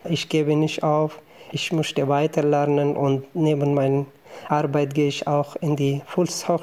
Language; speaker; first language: German; non-native, fluent; Pashto